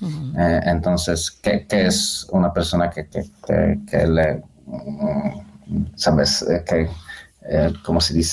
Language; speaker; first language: Spanish; non-native, learner; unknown